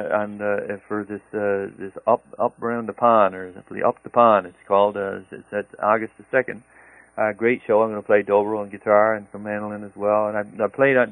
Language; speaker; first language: English; native; English